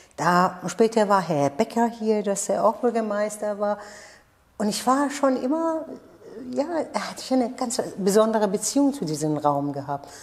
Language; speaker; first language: German; non-native, fluent; Persian